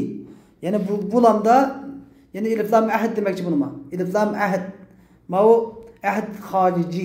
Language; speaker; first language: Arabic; non-native, fluent; Uyghur